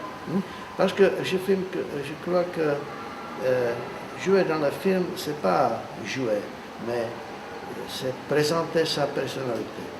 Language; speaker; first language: French; non-native, fluent; Czech